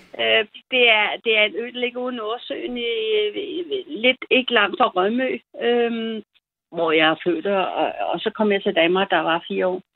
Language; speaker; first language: Danish; early bilingual, other home language; German